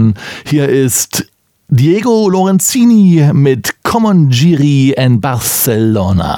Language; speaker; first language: German; native; German